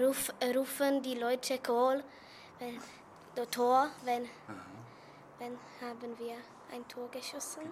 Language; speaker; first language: German; non-native, learner; Czech